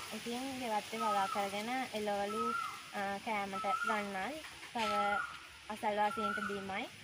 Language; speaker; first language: Sinhala; native; Sinhala